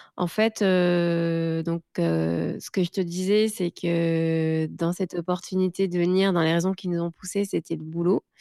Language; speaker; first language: French; native; French